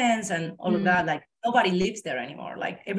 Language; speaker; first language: English; non-native, fluent; Spanish